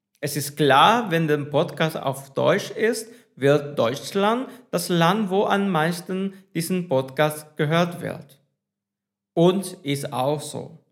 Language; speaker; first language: German; non-native, fluent; Spanish